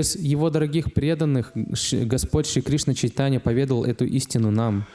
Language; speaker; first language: Russian; native; Russian